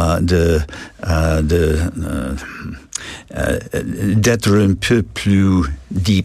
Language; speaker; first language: French; non-native, learner; English